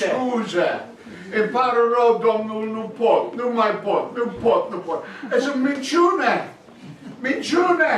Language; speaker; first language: Romanian; non-native, learner; English